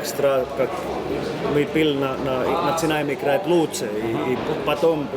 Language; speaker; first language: Russian; non-native, learner; Finnish